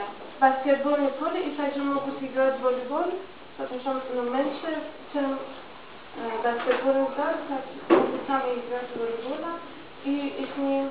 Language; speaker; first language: Russian; non-native, learner; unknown